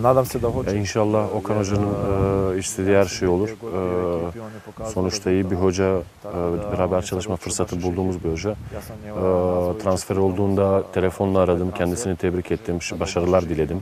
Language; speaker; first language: Turkish; native; Turkish